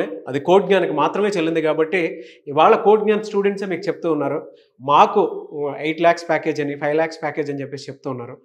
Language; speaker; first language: Telugu; native; Telugu